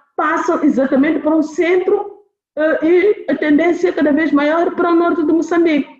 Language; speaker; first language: Portuguese; non-native, local second language; Tsonga